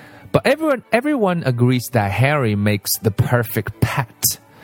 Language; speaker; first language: English; non-native, fluent; Chinese